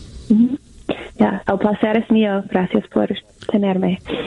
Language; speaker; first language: Spanish; non-native, learner; English